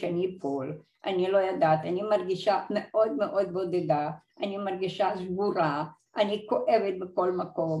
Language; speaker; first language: Hebrew; non-native, fluent; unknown